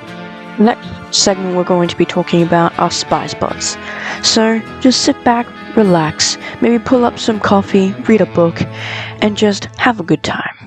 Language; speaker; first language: English; native; English